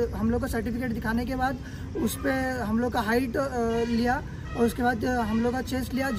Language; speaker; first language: Hindi; non-native, local second language; Marathi